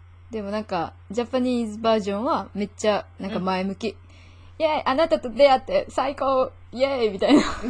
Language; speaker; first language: Japanese; native; Japanese